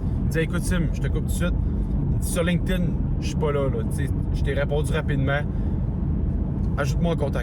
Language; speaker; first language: French; native; French